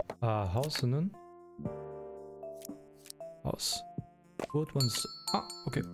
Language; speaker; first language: Korean; non-native, learner; German